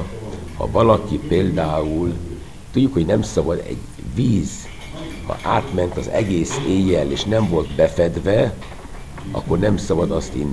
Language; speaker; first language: Hungarian; non-native, fluent; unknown